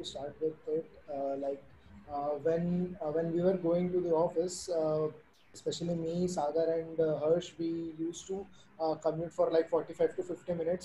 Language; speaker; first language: English; non-native, local second language; Hindi